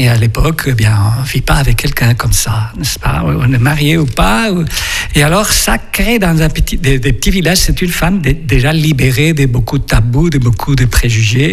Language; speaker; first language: French; non-native, fluent; Spanish